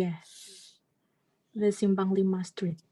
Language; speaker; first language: English; non-native, learner; Indonesian